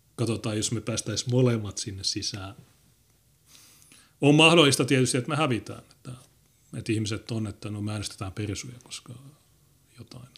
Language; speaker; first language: Finnish; native; Finnish